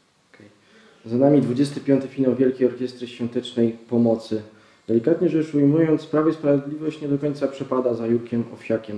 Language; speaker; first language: Polish; native; Polish